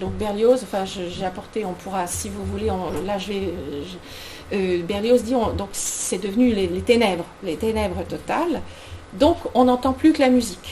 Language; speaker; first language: French; native; French